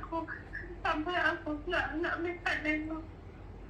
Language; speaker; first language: Indonesian; non-native, local second language; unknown